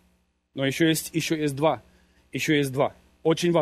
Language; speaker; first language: Russian; native; Russian